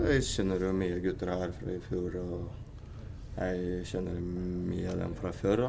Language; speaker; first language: Norwegian; non-native, fluent; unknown